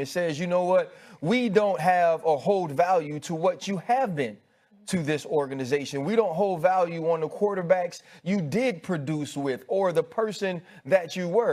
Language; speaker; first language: English; native; English